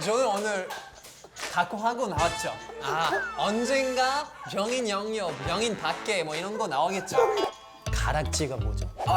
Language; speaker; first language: Korean; non-native, fluent; French